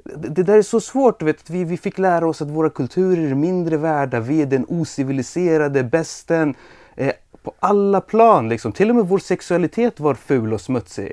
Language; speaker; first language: Swedish; early bilingual, other home language; Persian